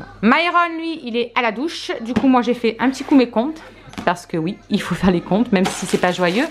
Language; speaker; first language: French; native; French